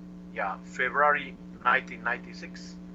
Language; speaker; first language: English; non-native, learner; Spanish